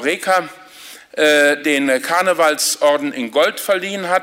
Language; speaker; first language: German; native; German